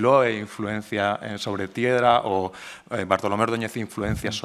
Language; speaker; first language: Spanish; native; Spanish